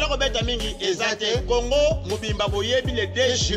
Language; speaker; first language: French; non-native, local second language; Lingala